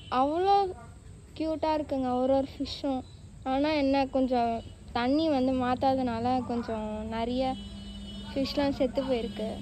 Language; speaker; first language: Tamil; non-native, local second language; Telugu